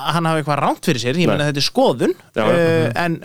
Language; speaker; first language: Icelandic; native; Icelandic